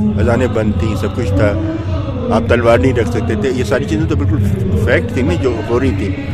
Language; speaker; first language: Urdu; native; Urdu